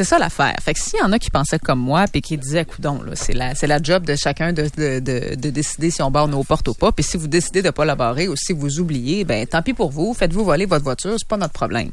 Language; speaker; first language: French; native; French